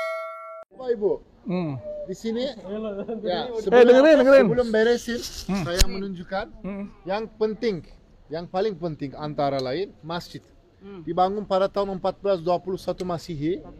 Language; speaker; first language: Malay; non-native, fluent; Turkish